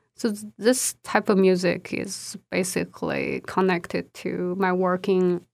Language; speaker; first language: English; non-native, fluent; Chinese